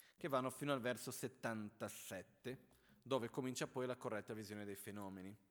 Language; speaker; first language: Italian; non-native, fluent; Portuguese